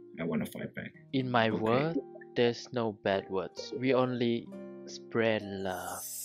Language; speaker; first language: English; non-native, local second language; Chinese